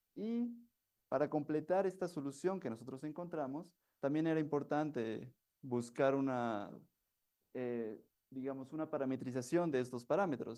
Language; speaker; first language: Spanish; native; Spanish